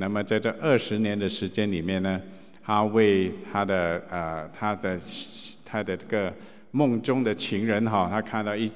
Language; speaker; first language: Chinese; native; Chinese